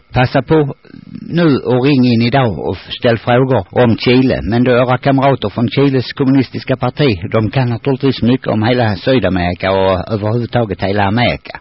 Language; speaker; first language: Swedish; native; Swedish